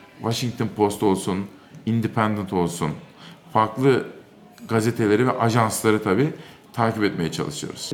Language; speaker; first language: Turkish; native; Turkish